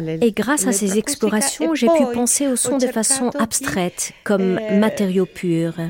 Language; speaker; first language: French; non-native, learner; Spanish